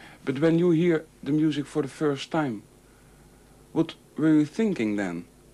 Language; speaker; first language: English; non-native, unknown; Dutch